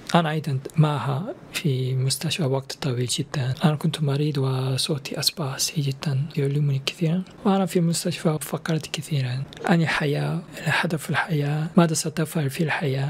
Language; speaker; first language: Arabic; non-native, fluent; Korean